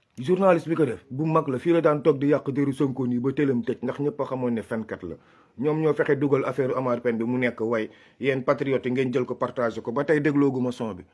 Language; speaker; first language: Wolof; non-native, local second language; Fula